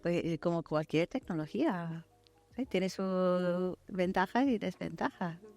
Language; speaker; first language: Spanish; non-native, fluent; English